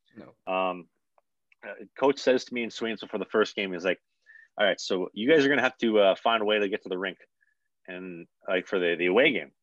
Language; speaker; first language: English; native; English